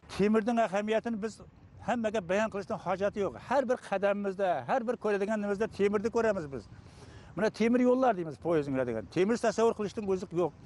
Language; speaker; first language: Uzbek; non-native, local second language; Kara-Kalpak